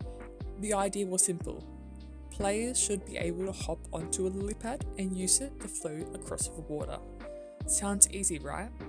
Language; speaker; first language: English; native; English